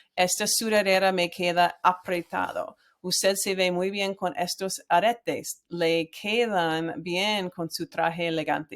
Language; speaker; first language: Spanish; non-native, fluent; English